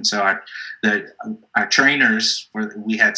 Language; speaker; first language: English; native; English